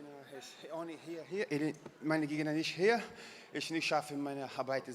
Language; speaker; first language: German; non-native, learner; Portuguese